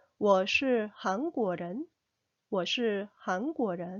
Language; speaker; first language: Chinese; non-native, fluent; Korean